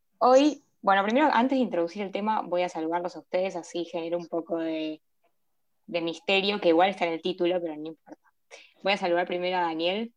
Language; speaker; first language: Spanish; native; Spanish